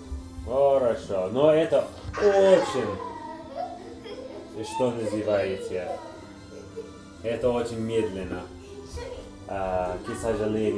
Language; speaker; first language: Russian; non-native, learner; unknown